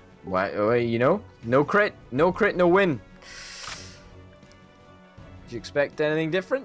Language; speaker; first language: English; native; English